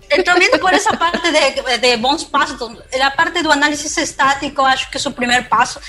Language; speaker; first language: Portuguese; non-native, fluent; Spanish